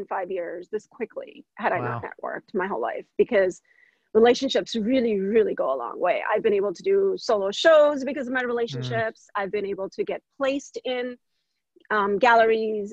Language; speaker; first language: English; non-native, local second language; Gujarati